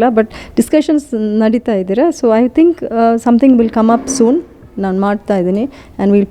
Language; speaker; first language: Kannada; non-native, learner; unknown